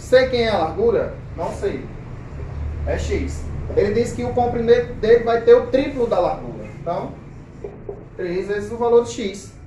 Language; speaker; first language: Portuguese; native; Portuguese